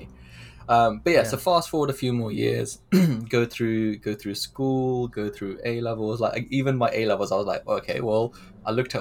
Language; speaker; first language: English; early bilingual, other home language; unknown